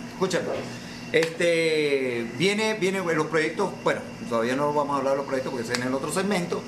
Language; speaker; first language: Spanish; native; Spanish